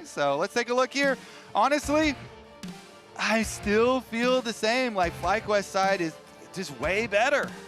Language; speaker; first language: English; native; English